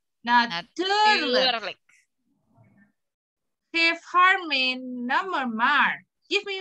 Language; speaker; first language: Dutch; non-native, learner; Indonesian